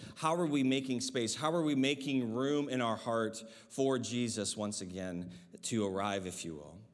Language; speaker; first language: English; native; English